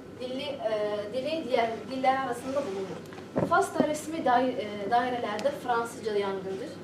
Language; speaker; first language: Turkish; non-native, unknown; Arabic